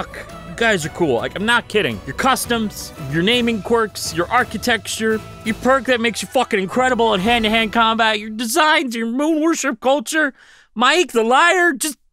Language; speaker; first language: English; native; English